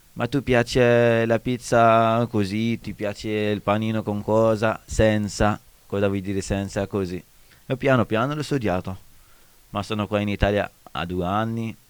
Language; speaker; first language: Italian; non-native, learner; Arabic